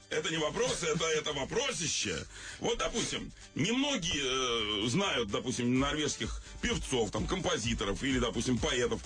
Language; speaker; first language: Russian; native; Russian